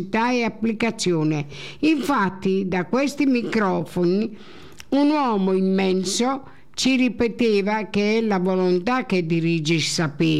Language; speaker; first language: Italian; native; Italian